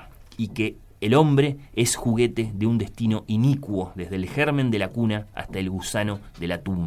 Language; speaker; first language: Spanish; native; Spanish